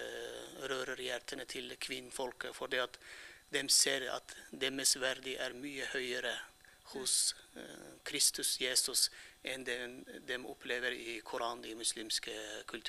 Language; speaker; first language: Norwegian; non-native, fluent; Turkmen